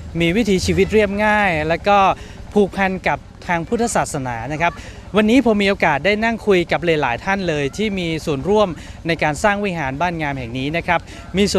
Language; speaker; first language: Thai; native; Thai